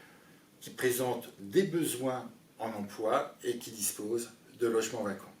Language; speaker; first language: French; native; French